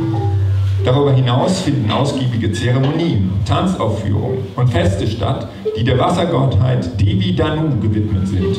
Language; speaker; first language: German; native; German